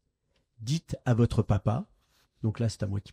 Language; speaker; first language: French; native; French